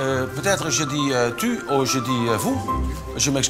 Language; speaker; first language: French; non-native, learner; Dutch